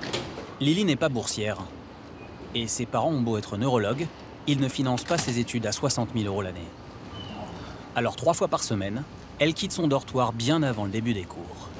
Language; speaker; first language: French; native; French